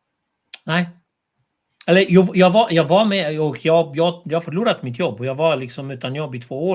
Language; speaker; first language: Swedish; non-native, fluent; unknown